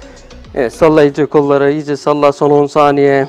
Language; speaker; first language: Turkish; native; Turkish